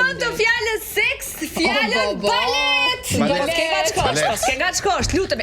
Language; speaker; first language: Albanian; native; Albanian